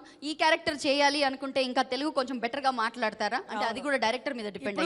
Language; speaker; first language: Telugu; native; Telugu